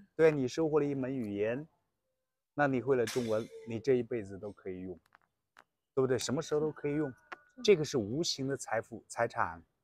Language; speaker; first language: Chinese; native; Chinese